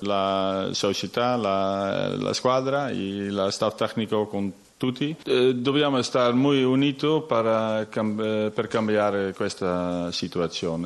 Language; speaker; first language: Italian; non-native, learner; Dutch